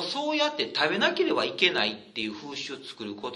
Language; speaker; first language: Japanese; native; Japanese